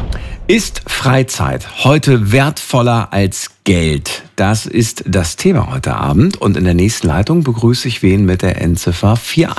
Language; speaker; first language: German; native; German